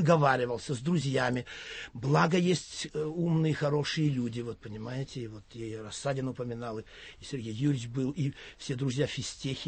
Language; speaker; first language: Russian; native; Russian